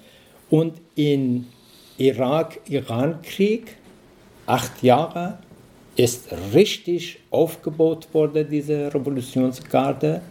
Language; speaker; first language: German; non-native, learner; Persian